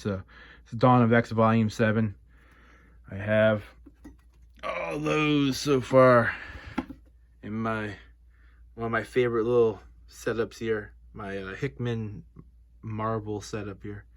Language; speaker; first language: English; native; English